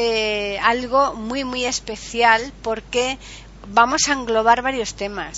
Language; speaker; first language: Spanish; native; Spanish